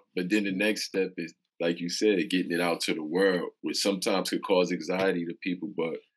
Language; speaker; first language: English; native; English